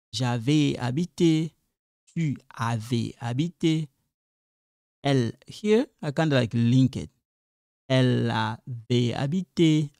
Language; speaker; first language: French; non-native, local second language; Lingala